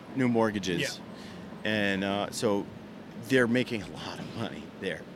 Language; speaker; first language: English; native; English